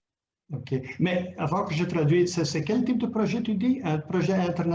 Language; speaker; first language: French; non-native, local second language; Dutch